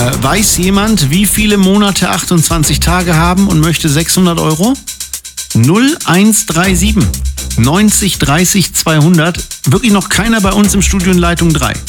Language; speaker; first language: German; native; German